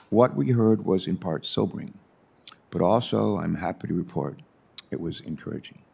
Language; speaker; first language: English; native; English